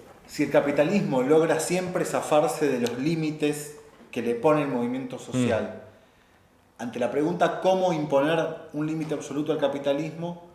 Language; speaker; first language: Spanish; native; Spanish